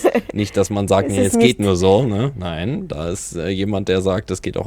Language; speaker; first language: German; native; German